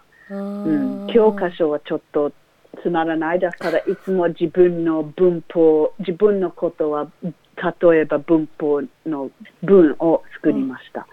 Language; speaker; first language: Japanese; non-native, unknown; English